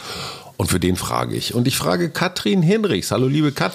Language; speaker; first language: German; native; German